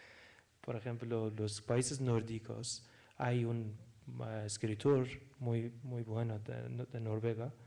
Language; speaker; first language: Spanish; non-native, fluent; Persian